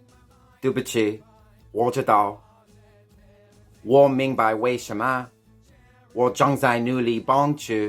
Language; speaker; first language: Chinese; non-native, learner; English